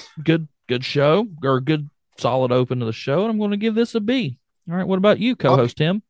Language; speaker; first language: English; native; English